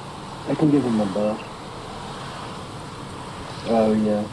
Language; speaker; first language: English; native; English